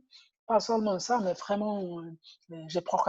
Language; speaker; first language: French; non-native, learner; Somali